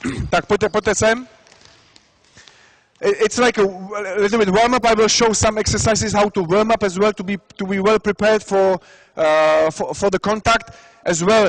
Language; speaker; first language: English; non-native, fluent; Czech